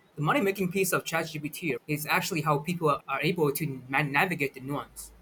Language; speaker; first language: English; non-native, fluent; Vietnamese